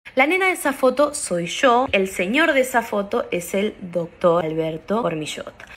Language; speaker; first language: Spanish; native; Spanish